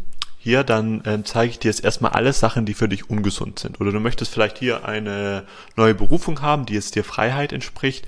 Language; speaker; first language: German; native; German